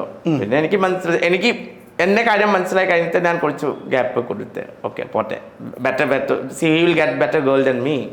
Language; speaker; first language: Malayalam; non-native, learner; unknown